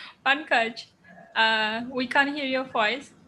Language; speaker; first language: English; non-native, fluent; Indonesian